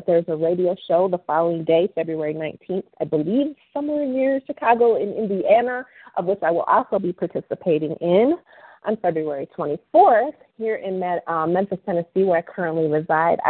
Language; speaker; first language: English; native; English